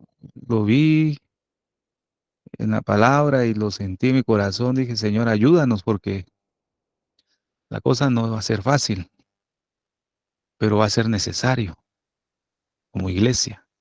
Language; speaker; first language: Spanish; native; Spanish